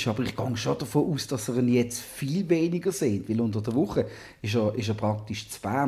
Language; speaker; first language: German; native; German